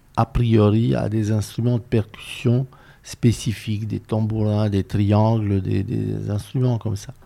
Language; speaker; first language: French; non-native, fluent; Romanian